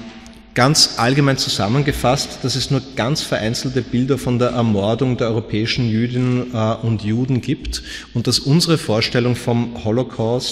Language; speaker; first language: German; native; German